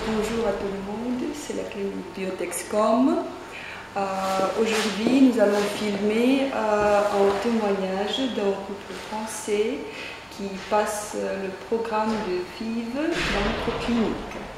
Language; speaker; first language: French; non-native, fluent; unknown